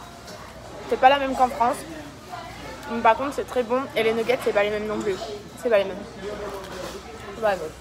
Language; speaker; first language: French; native; French